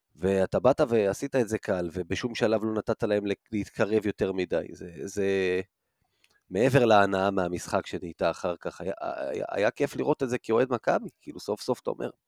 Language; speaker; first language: Hebrew; native; Hebrew